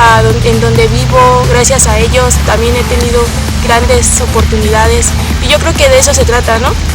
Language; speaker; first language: Spanish; native; Spanish